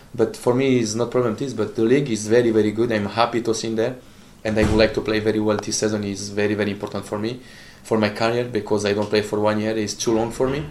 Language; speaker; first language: English; non-native, learner; Italian